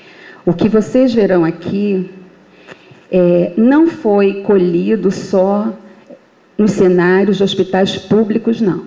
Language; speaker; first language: Portuguese; native; Portuguese